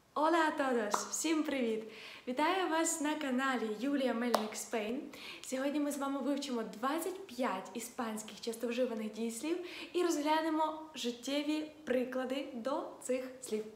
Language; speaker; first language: Ukrainian; native; Ukrainian